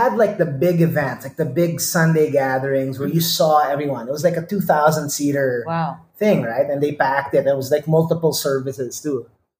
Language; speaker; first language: English; non-native, local second language; Filipino